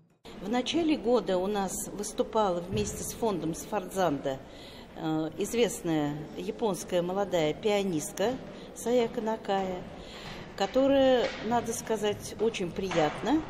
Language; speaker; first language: Russian; native; Russian